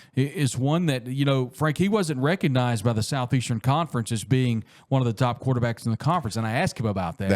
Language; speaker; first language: English; native; English